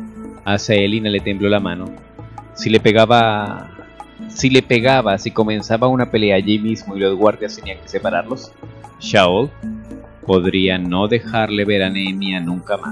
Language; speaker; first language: Spanish; native; Spanish